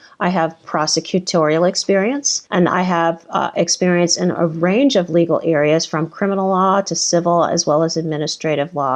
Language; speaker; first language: English; native; English